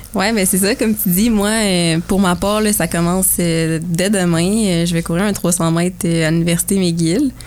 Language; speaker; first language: French; native; French